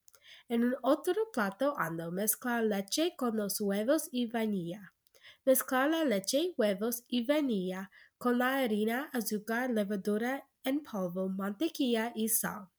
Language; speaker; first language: Spanish; non-native, learner; English